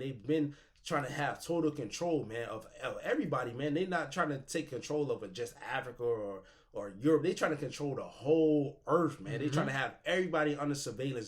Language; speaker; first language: English; native; English